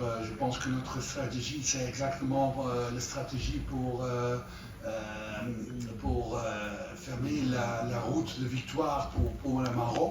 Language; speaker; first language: French; non-native, learner; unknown